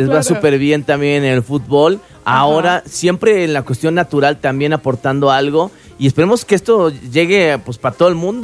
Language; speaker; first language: Spanish; native; Spanish